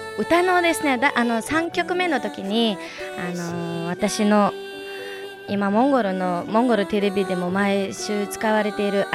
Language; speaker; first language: Japanese; non-native, fluent; Mongolian